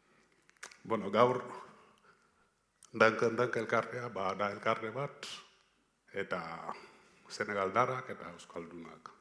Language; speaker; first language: Basque; non-native, learner; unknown